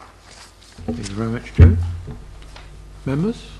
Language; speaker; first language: English; native; English